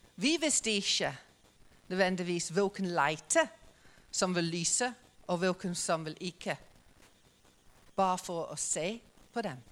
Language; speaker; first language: Norwegian; non-native, fluent; English